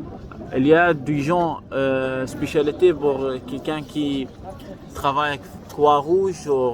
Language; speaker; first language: French; non-native, learner; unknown